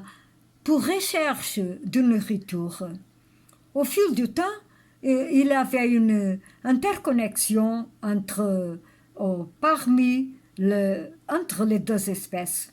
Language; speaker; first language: French; non-native, learner; Portuguese